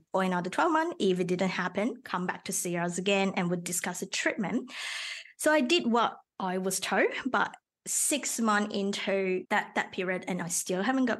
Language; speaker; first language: English; non-native, local second language; Chinese